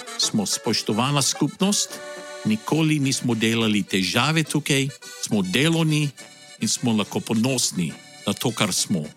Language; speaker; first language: Slovenian; early bilingual, heritage; Slovenian